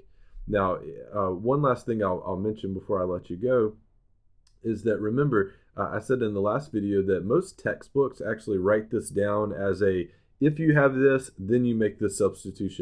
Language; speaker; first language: English; native; English